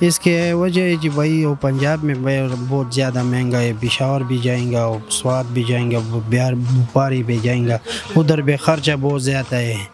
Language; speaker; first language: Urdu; non-native, local second language; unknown